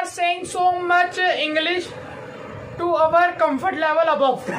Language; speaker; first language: English; non-native, local second language; Hindi